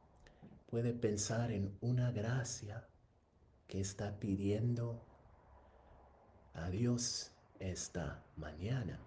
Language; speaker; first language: Spanish; non-native, fluent; English